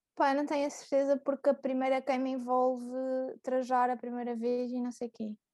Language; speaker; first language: Portuguese; native; Portuguese